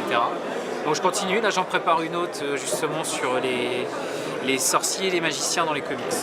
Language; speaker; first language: French; native; French